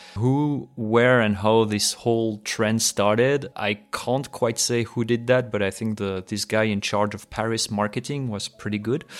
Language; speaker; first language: English; non-native, fluent; French